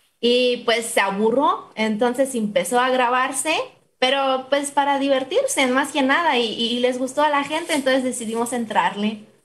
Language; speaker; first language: Spanish; non-native, fluent; French